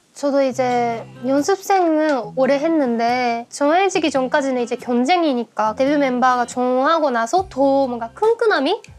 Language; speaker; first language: Korean; non-native, fluent; Japanese